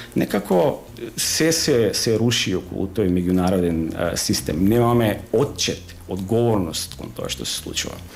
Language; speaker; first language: Macedonian; native; Macedonian